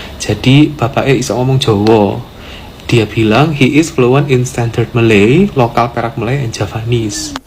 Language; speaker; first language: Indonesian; native; Indonesian